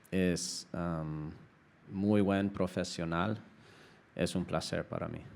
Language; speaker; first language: Spanish; non-native, fluent; English